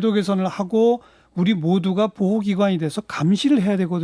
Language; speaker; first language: Korean; native; Korean